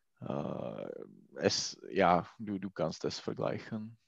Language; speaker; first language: German; non-native, learner; Czech